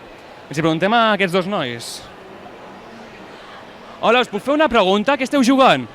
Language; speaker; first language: Catalan; native; Catalan